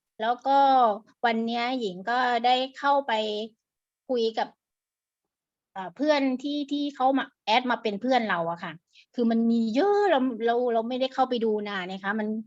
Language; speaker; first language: Thai; native; Thai